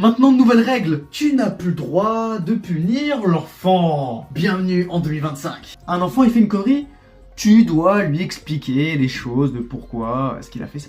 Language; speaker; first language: French; native; French